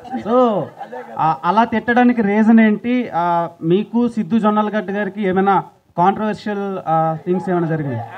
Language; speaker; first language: Telugu; native; Telugu